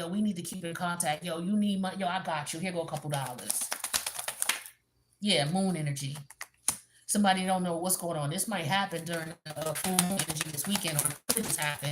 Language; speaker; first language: English; native; English